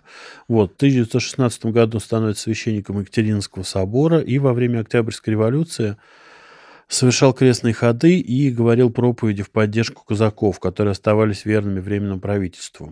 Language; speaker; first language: Russian; native; Russian